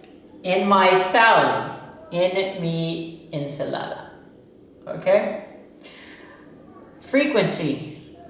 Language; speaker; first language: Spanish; non-native, fluent; English